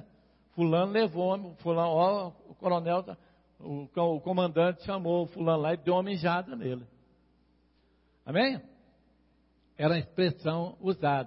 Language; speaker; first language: Portuguese; native; Portuguese